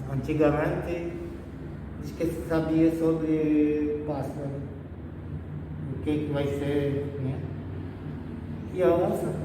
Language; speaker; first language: Portuguese; non-native, local second language; Guarani